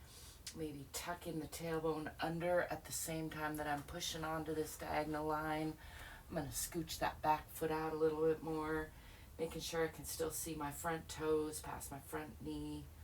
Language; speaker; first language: English; native; English